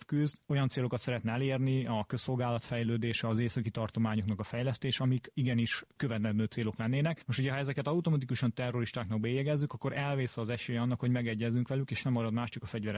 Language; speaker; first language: Hungarian; native; Hungarian